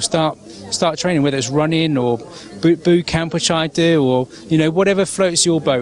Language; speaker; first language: English; native; English